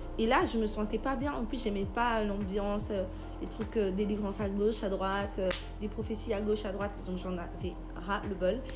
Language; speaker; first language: French; early bilingual, other home language; Lingala